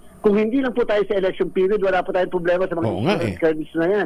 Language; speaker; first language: Filipino; native; Filipino